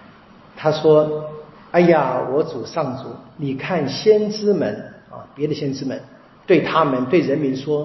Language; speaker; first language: Chinese; native; Chinese